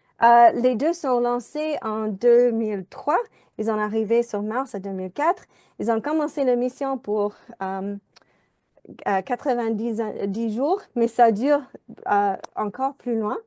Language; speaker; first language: French; non-native, fluent; English